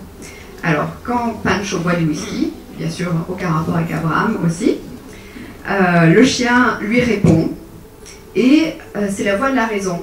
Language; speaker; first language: French; native; French